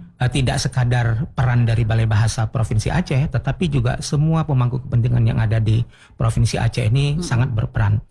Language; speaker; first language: Indonesian; native; Indonesian